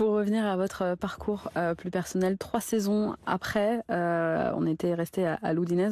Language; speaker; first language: French; native; French